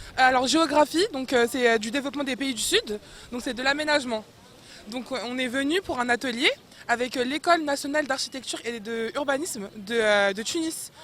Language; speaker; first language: French; native; French